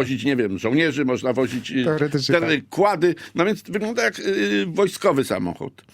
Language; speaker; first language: Polish; native; Polish